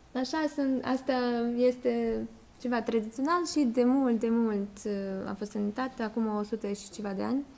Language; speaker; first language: Romanian; non-native, learner; Russian